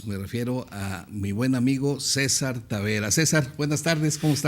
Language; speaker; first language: Spanish; native; Spanish